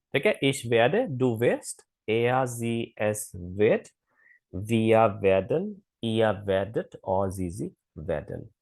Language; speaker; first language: German; non-native, fluent; Urdu